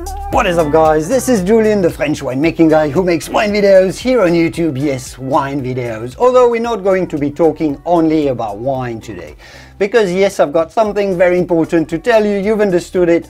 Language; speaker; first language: English; non-native, fluent; French